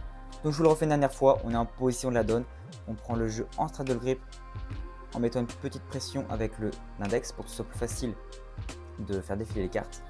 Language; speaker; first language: French; native; French